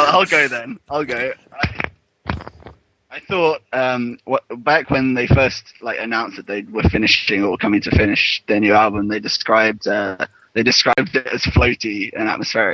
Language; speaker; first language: English; native; English